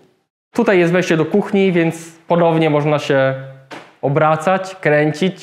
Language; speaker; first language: Polish; native; Polish